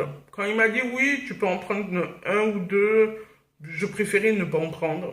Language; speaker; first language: French; native; French